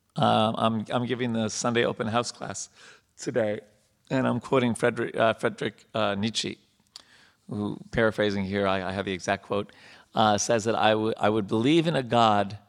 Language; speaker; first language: English; native; English